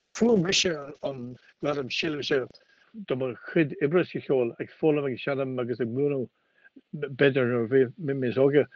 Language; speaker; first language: Irish; non-native, local second language; English